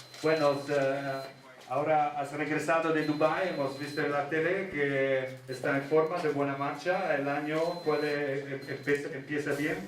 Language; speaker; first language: Spanish; non-native, learner; Italian